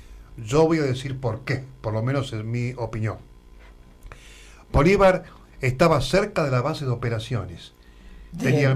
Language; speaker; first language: Spanish; native; Spanish